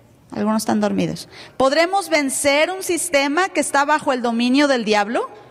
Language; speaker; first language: Spanish; native; Spanish